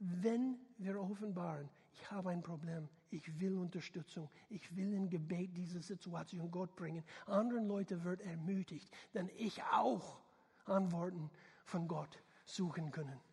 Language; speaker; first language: German; non-native, learner; English